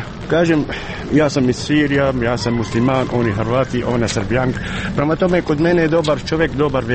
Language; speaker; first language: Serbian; non-native, fluent; Arabic